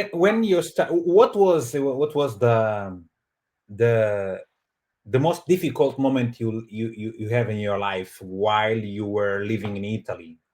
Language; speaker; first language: English; non-native, fluent; Portuguese